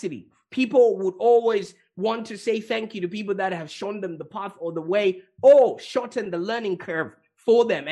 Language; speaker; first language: English; non-native, local second language; Shona